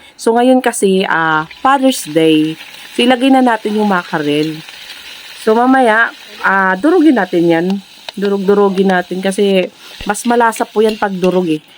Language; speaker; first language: Filipino; non-native, local second language; Cebuano